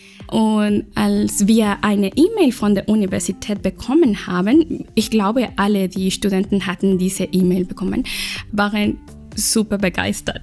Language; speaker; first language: German; non-native, learner; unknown